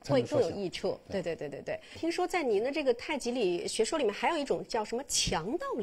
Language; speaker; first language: Chinese; native; Chinese